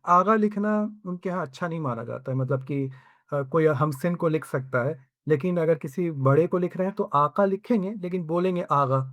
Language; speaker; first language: Hindi; native; Hindi